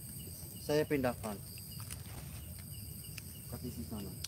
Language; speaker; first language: Indonesian; non-native, local second language; Javanese